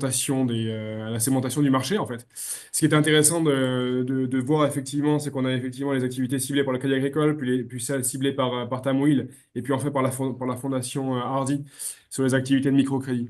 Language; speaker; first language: French; native; French